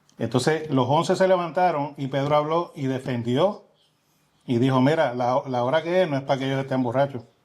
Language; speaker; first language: Spanish; native; Spanish